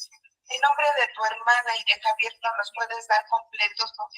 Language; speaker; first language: Spanish; native; Spanish